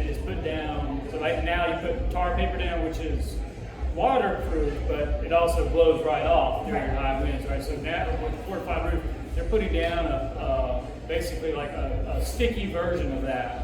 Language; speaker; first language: English; native; English